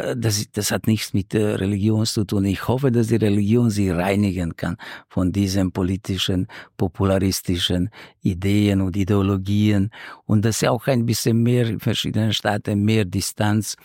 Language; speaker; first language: German; non-native, fluent; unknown